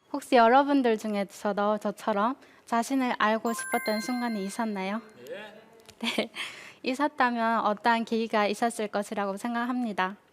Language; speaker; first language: Korean; native; Korean